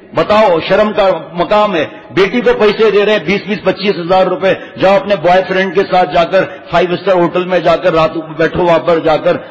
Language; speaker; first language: Urdu; native; Urdu